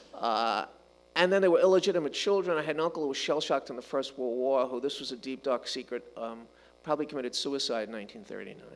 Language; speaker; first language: English; native; English